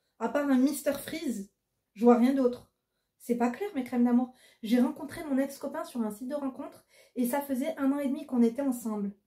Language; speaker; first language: French; native; French